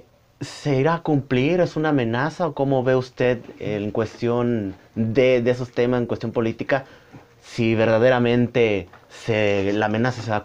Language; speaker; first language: Spanish; native; Spanish